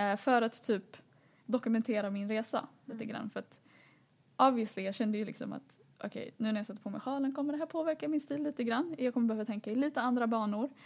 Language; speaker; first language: Swedish; early bilingual, other home language; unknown